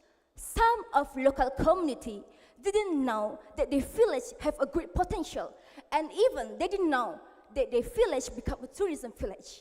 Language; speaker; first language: English; non-native, learner; Indonesian